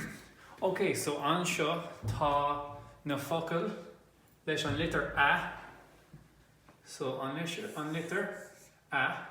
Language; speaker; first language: Irish; non-native, local second language; English